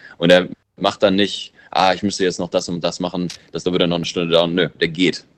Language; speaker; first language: German; early bilingual, other home language; English